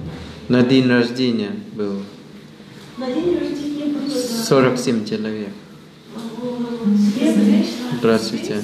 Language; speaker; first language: Russian; non-native, learner; Thai